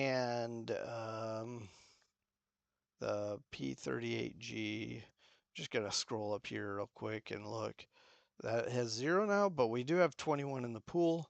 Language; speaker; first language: English; native; English